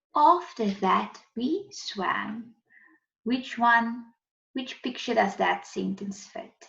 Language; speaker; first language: English; non-native, local second language; Afrikaans